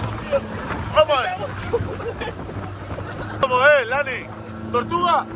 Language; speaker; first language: Spanish; native; Spanish